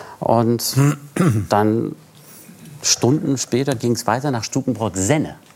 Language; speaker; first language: German; early bilingual, other home language; Persian